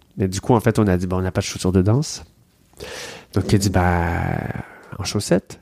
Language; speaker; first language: French; native; French